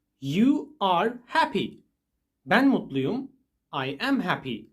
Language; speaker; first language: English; non-native, fluent; Turkish